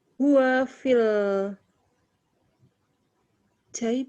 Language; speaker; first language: Arabic; non-native, learner; Indonesian